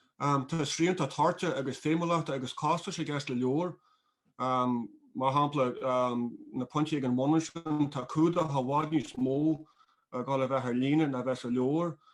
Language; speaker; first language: Irish; native; Irish